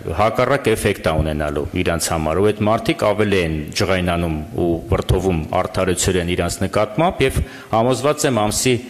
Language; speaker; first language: Armenian; native; Armenian